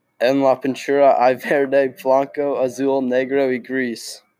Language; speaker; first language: Spanish; non-native, learner; English